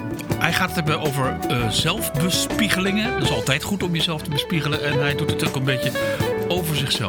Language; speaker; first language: Dutch; native; Dutch